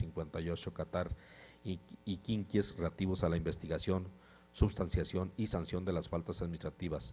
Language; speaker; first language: Spanish; native; Spanish